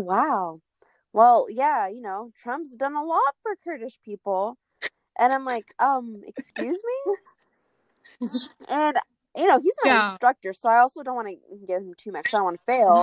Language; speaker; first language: English; native; English